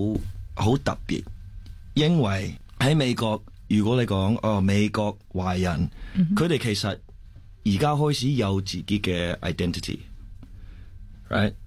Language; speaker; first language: Cantonese; non-native, fluent; Chinese